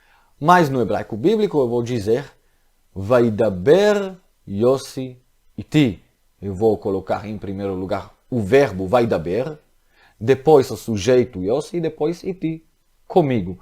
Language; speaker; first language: Portuguese; non-native, fluent; Hebrew